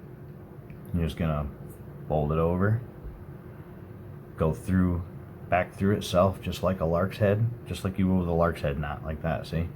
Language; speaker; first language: English; native; English